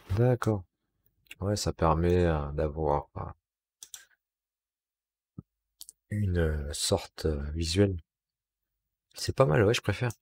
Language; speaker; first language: French; native; French